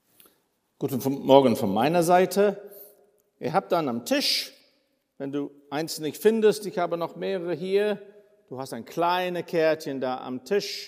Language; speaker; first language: German; non-native, fluent; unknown